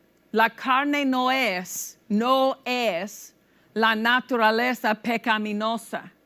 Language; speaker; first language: Spanish; non-native, fluent; English